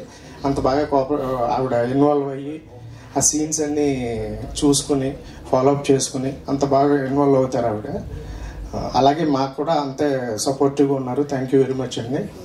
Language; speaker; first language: Telugu; native; Telugu